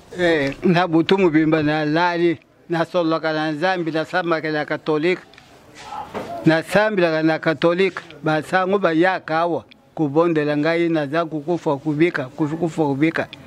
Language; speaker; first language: Lingala; non-native, local second language; Luba-Lulua